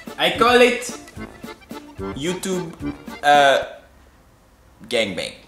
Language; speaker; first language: English; non-native, fluent; Swedish